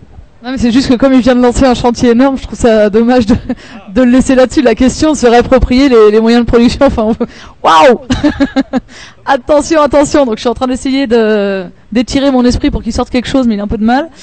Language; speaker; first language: French; native; French